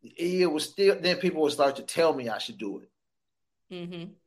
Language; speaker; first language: English; native; English